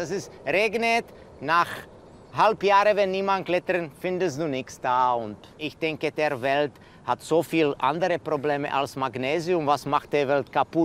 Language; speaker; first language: German; non-native, learner; Czech